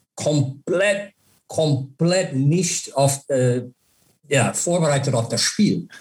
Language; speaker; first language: German; non-native, fluent; English